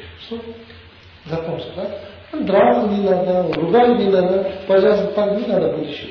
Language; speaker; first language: Russian; non-native, learner; Tibetan